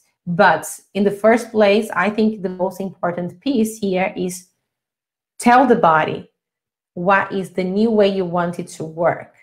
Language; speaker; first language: English; non-native, fluent; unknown